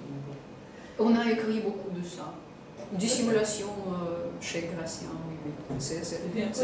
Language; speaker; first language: French; non-native, fluent; Russian